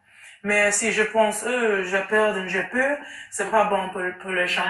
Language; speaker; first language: French; non-native, learner; English